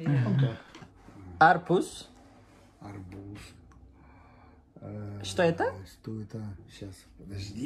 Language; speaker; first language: Russian; non-native, learner; Turkish